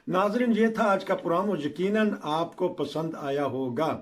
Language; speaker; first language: Urdu; non-native, local second language; Punjabi